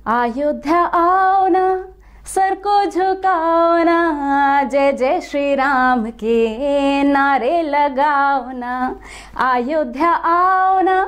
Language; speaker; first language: Hindi; native; Hindi